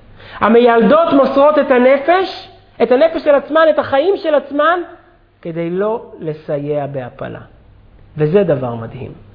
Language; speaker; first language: Hebrew; native; Hebrew